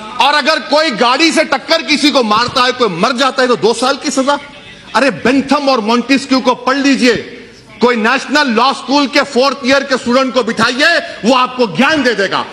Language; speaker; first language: Urdu; native; Urdu